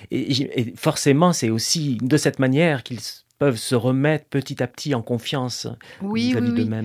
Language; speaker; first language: French; native; French